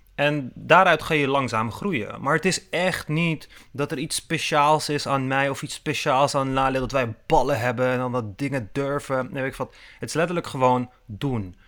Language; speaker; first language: Dutch; early bilingual, other home language; Turkish